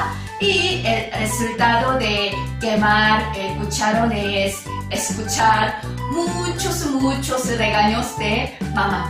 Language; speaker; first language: Spanish; non-native, fluent; Korean